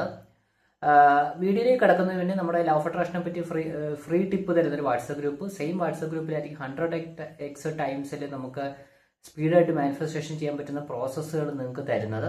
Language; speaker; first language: Malayalam; native; Malayalam